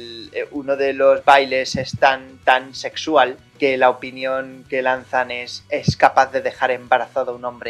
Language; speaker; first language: Spanish; native; Spanish